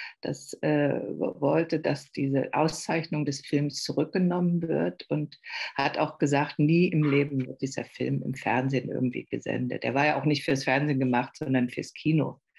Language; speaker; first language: German; native; German